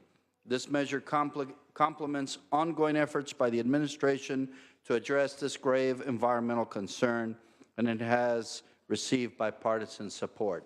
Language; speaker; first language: English; native; English